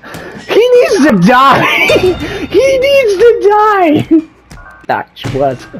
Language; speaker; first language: English; native; English